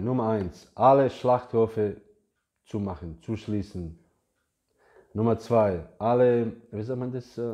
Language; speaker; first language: German; non-native, fluent; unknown